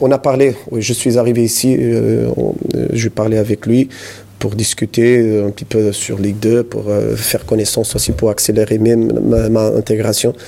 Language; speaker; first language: French; non-native, fluent; Portuguese